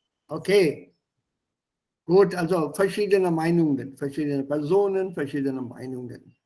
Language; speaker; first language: German; non-native, fluent; Hindi